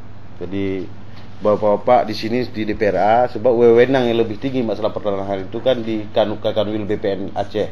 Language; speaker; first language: Indonesian; native; Indonesian